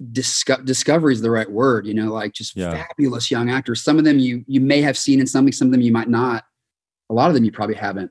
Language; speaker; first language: English; native; English